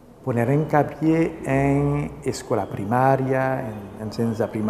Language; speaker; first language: Spanish; non-native, local second language; Haitian Creole